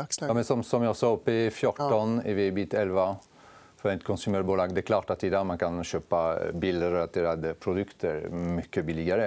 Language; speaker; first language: Swedish; non-native, fluent; French